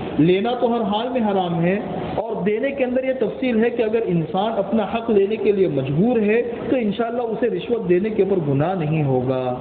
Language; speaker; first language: Urdu; non-native, local second language; Gujarati